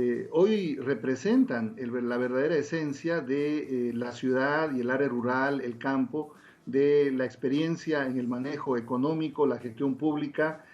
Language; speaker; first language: Spanish; native; Spanish